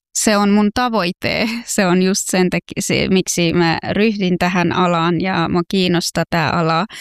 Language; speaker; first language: Finnish; non-native, fluent; Persian